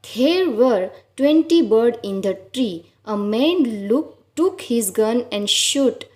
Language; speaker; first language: English; non-native, local second language; Gujarati